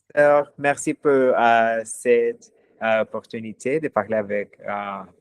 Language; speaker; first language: French; non-native, learner; Spanish